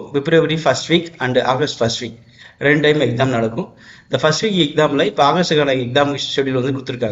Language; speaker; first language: Tamil; native; Tamil